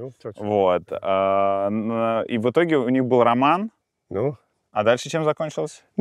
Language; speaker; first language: Russian; native; Russian